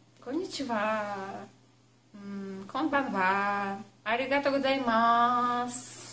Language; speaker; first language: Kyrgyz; non-native, local second language; Russian